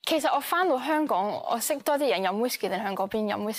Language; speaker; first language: Cantonese; early bilingual, heritage; Cantonese